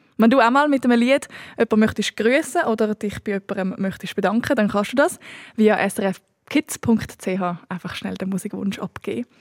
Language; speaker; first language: German; native; German